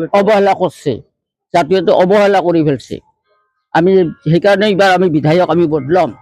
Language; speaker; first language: Assamese; non-native, local second language; Bangla